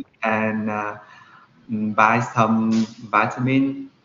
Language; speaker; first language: English; non-native, learner; Vietnamese